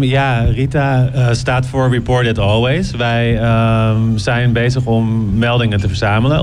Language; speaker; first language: Dutch; native; Dutch